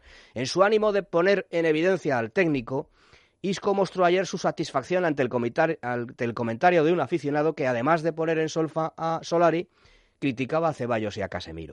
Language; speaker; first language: Spanish; native; Spanish